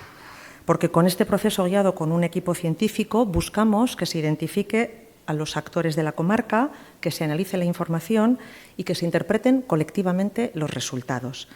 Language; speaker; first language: Spanish; native; Spanish